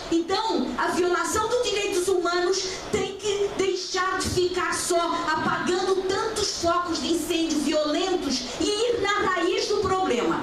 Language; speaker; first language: Portuguese; native; Portuguese